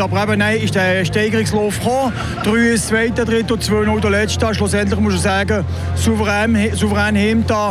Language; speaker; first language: German; native; German